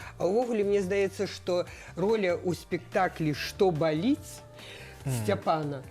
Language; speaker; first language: Belarusian; native; Belarusian